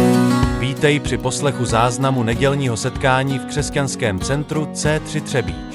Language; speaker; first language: Czech; native; Czech